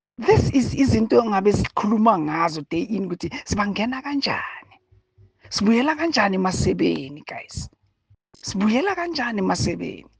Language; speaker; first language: Zulu; native; Zulu